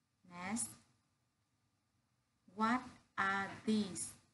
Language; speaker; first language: English; non-native, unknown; Vietnamese